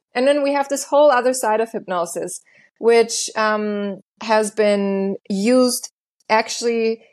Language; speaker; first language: English; non-native, fluent; German